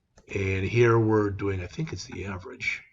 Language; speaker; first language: English; native; English